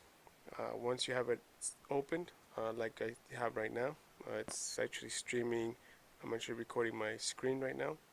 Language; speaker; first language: English; native; English